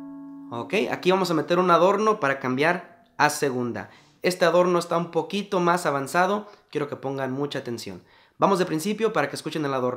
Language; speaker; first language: Spanish; native; Spanish